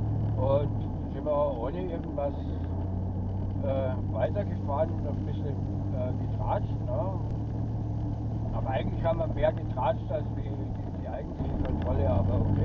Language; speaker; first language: German; native; German